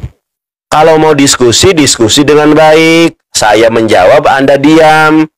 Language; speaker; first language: Indonesian; native; Indonesian